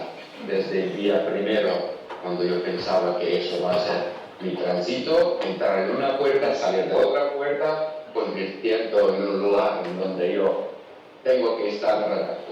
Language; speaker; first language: Spanish; non-native, learner; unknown